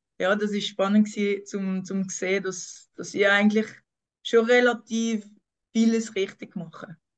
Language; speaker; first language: German; non-native, local second language; French